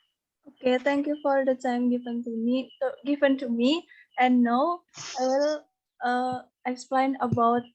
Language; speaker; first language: English; non-native, fluent; Indonesian